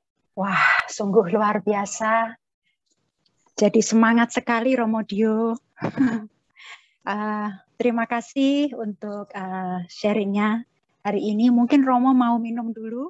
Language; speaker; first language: Indonesian; native; Indonesian